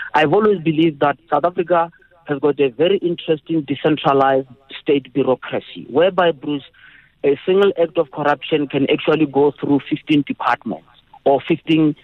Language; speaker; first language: English; non-native, local second language; Northern Sotho